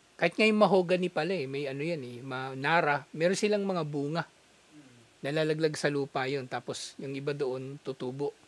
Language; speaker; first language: Filipino; native; Filipino